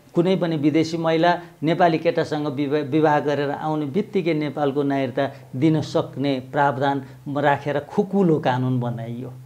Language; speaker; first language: Nepali; native; Nepali